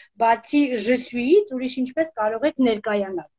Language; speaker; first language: French; non-native, fluent; Armenian